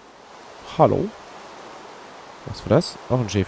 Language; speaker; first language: German; native; German